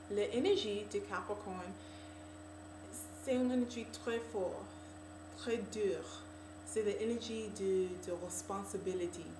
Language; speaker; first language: French; non-native, learner; English